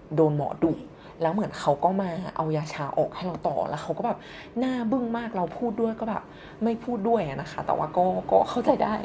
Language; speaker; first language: Thai; native; Thai